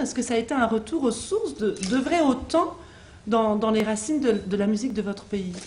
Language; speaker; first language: French; native; French